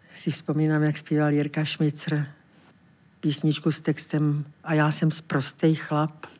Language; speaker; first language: Czech; native; Czech